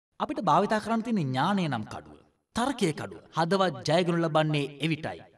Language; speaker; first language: Sinhala; non-native, local second language; Tamil